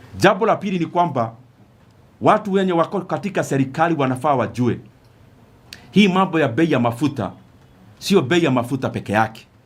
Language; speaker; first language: Swahili; non-native, local second language; Kikuyu